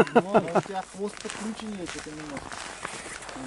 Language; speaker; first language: Russian; native; Russian